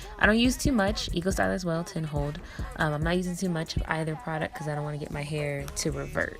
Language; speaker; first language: English; native; English